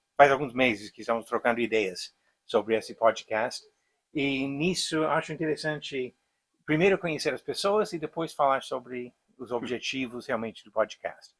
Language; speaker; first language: Portuguese; non-native, fluent; English